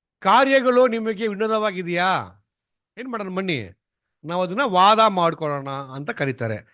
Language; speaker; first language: Kannada; non-native, local second language; Tamil